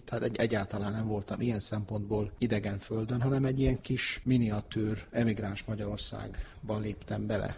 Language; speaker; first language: Hungarian; early bilingual, heritage; Hungarian